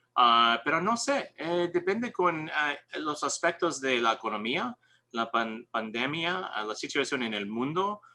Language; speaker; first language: Spanish; non-native, learner; English